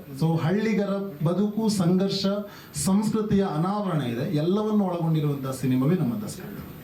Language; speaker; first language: Kannada; non-native, local second language; Tulu